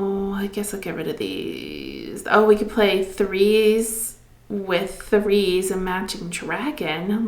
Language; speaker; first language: English; native; English